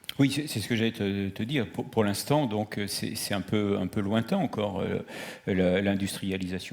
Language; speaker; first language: French; native; French